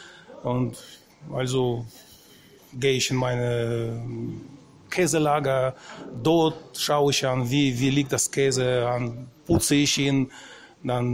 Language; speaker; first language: German; non-native, fluent; Russian